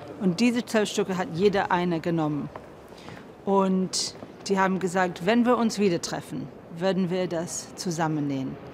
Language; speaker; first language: German; non-native, fluent; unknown